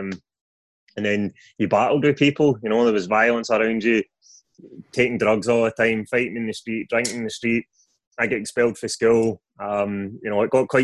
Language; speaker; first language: English; native; English